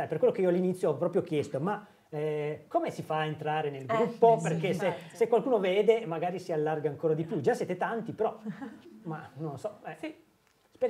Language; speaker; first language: Italian; native; Italian